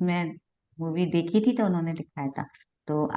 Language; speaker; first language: Hindi; native; Hindi